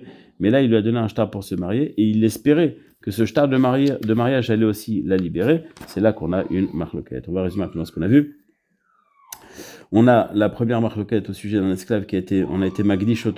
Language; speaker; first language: French; native; French